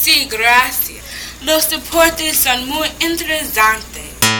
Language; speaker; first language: Spanish; non-native, learner; English